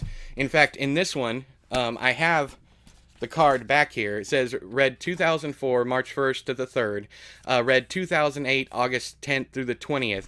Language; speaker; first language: English; native; English